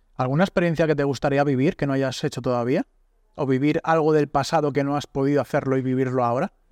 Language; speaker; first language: Spanish; native; Spanish